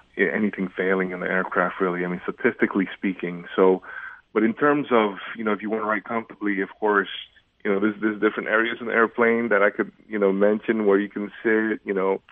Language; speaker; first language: English; early bilingual, other home language; Indonesian